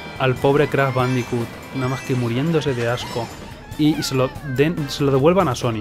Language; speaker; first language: Spanish; native; Spanish